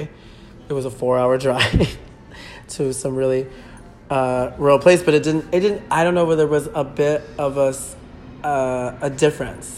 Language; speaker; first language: English; native; English